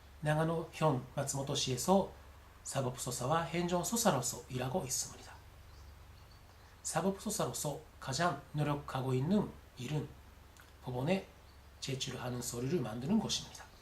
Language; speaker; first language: Korean; non-native, learner; Japanese